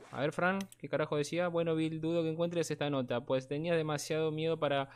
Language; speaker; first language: Spanish; native; Spanish